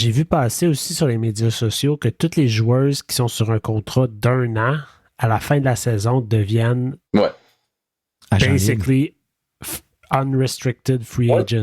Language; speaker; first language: French; native; French